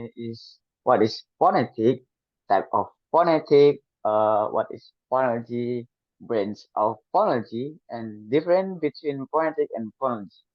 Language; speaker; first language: English; non-native, learner; Indonesian